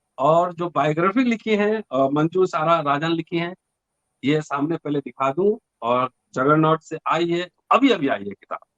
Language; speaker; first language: Hindi; native; Hindi